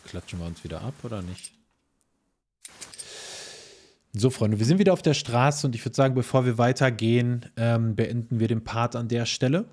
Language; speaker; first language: German; native; German